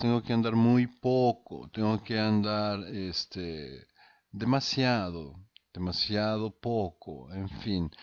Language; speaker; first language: Spanish; non-native, fluent; Portuguese